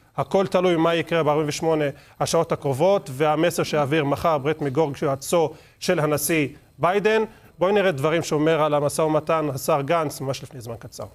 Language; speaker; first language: Hebrew; non-native, local second language; Arabic